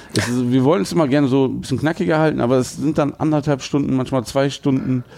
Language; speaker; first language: German; native; German